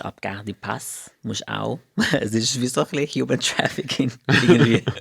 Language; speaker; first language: German; non-native, fluent; Portuguese